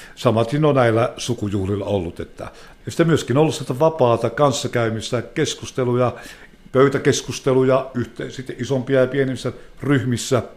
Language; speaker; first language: Finnish; native; Finnish